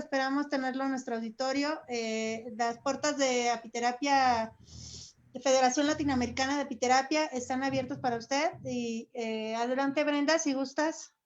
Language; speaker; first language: Spanish; native; Spanish